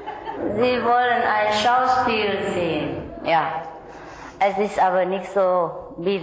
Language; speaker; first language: German; non-native, learner; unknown